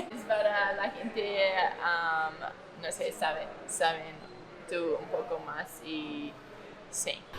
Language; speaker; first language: Spanish; non-native, learner; English